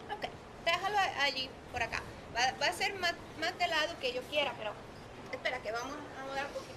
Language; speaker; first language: Spanish; non-native, fluent; Italian